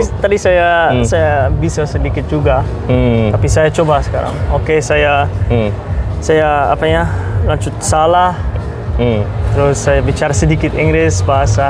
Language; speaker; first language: Indonesian; non-native, learner; Dutch